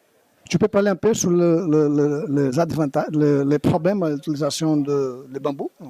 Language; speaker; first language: French; non-native, learner; Portuguese